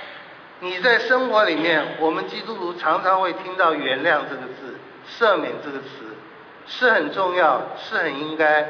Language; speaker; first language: Chinese; native; Chinese